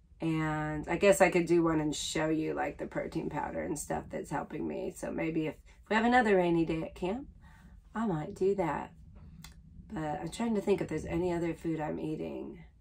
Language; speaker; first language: English; native; English